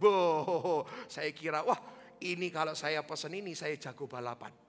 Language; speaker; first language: Indonesian; native; Indonesian